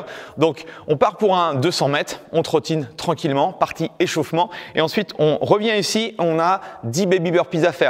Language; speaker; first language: French; native; French